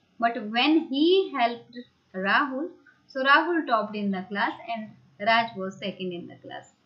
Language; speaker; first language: English; non-native, local second language; Hindi